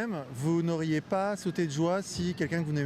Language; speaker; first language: French; native; French